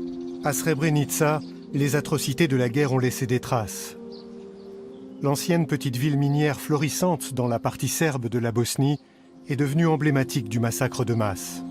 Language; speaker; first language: French; native; French